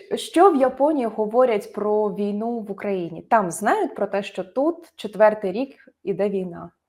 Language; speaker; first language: Ukrainian; native; Ukrainian